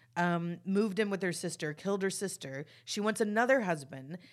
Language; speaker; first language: English; native; English